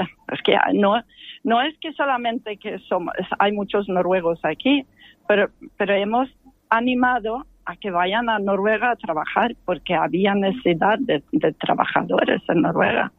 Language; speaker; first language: Spanish; non-native, fluent; Norwegian